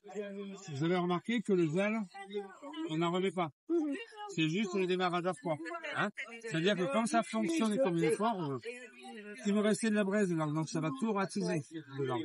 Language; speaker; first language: French; native; French